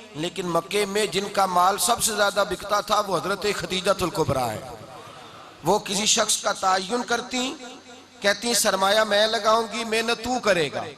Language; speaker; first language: Hindi; non-native, local second language; Punjabi